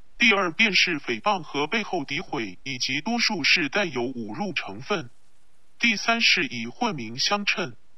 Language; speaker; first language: Chinese; non-native, local second language; Cantonese